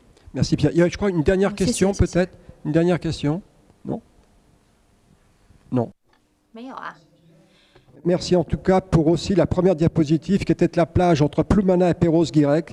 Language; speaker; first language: French; native; French